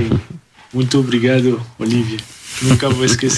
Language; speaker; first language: Portuguese; early bilingual, heritage; Portuguese